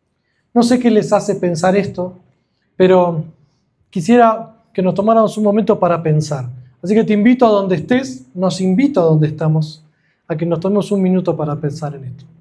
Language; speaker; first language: Spanish; native; Spanish